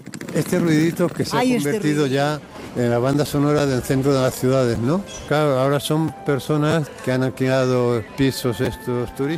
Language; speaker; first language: Spanish; native; Spanish